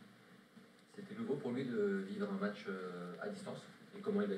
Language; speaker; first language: French; native; French